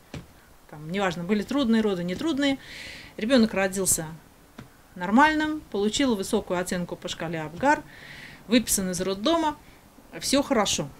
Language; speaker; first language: Russian; native; Russian